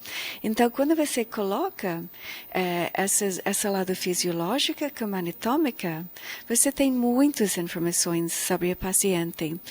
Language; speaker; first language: Portuguese; non-native, fluent; English